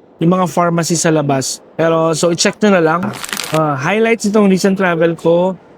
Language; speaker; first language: Filipino; native; Filipino